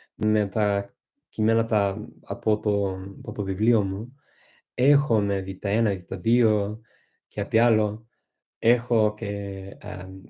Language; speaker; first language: Greek; non-native, fluent; English